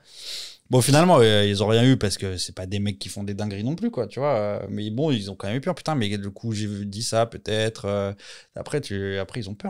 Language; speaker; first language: French; native; French